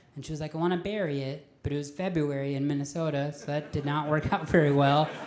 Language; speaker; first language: English; native; English